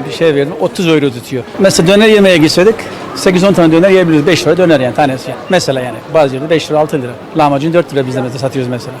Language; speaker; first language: Turkish; native; Turkish